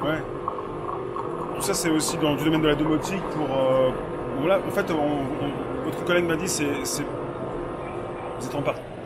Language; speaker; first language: French; native; French